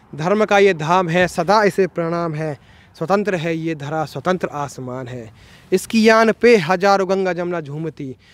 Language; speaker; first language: Hindi; native; Hindi